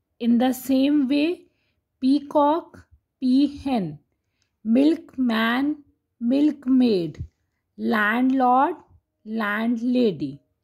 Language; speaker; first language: English; non-native, local second language; Hindi